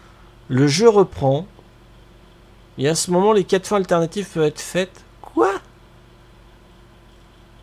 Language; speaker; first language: French; native; French